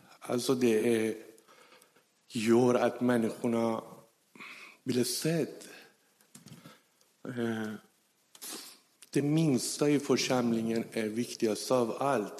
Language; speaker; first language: Swedish; non-native, fluent; Persian